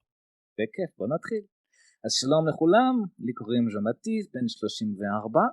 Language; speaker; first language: Hebrew; non-native, fluent; French